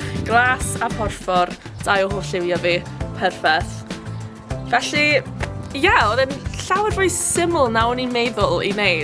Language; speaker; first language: Welsh; non-native, local second language; English